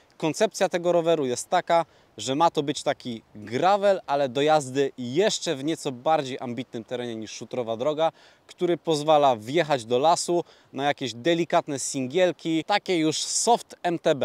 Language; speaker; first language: Polish; native; Polish